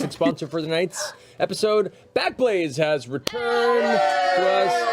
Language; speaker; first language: English; native; English